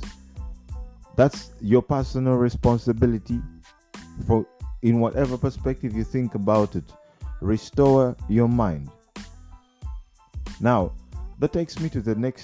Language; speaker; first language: English; non-native, local second language; Ganda